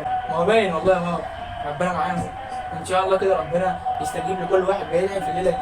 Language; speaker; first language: Arabic; native; Arabic